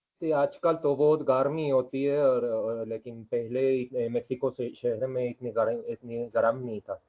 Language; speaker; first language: Hindi; non-native, fluent; Spanish